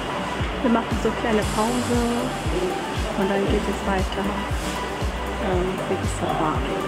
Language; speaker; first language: German; non-native, fluent; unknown